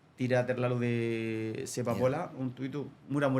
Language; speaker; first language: Indonesian; non-native, fluent; Spanish